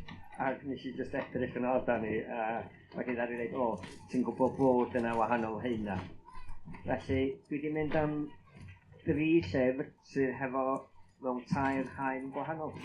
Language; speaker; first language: Welsh; native; Welsh